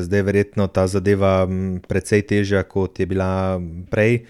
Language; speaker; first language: Slovenian; native; Slovenian